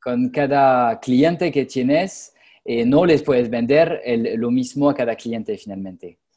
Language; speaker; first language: Spanish; non-native, fluent; French